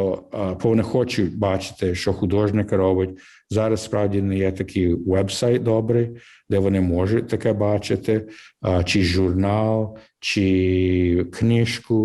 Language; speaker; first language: Ukrainian; early bilingual, heritage; English